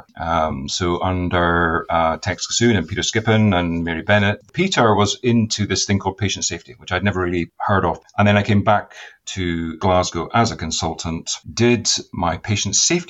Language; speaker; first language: English; native; English